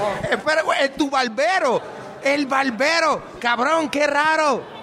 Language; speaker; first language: Spanish; native; Spanish